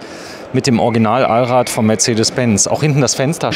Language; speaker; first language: German; native; German